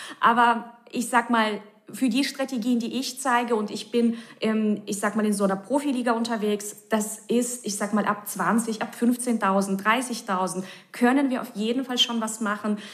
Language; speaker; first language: German; native; German